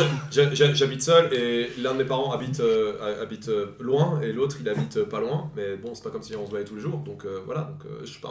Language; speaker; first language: French; native; French